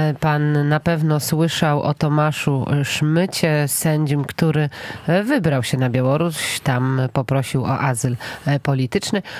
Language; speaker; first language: Polish; native; Polish